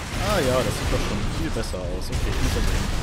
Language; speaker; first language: German; native; German